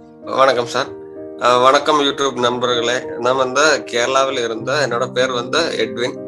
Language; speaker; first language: Tamil; non-native, learner; Malayalam